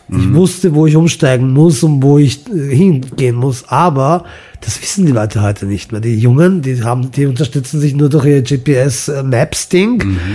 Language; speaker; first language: German; early bilingual, other home language; Croatian